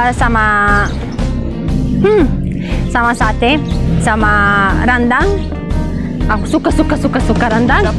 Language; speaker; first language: Indonesian; non-native, learner; Serbian